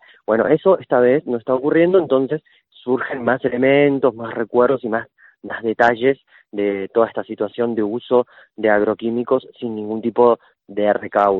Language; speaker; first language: Spanish; native; Spanish